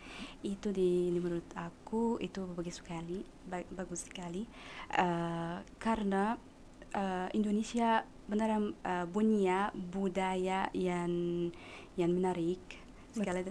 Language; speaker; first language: Indonesian; non-native, learner; Arabic